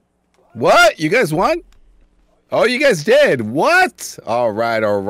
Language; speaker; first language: English; native; English